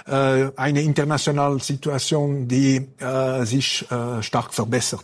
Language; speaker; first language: German; non-native, local second language; French